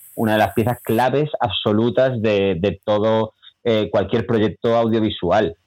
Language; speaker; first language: Spanish; native; Spanish